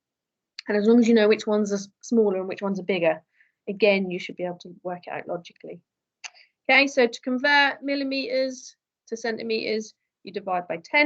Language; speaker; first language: English; native; English